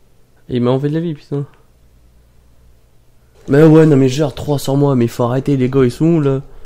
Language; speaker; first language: French; native; French